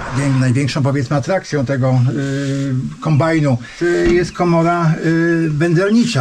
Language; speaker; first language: Polish; native; Polish